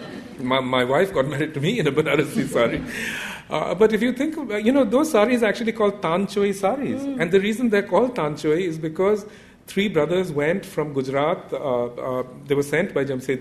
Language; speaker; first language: English; non-native, local second language; Bangla